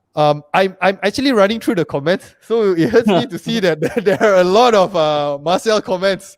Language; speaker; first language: English; non-native, local second language; Malay